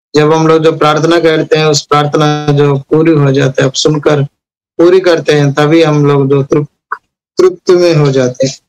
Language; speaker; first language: Hindi; non-native, local second language; Telugu